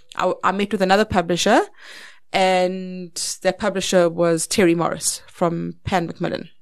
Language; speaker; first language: English; native; English